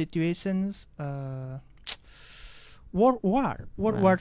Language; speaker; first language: English; non-native, learner; Indonesian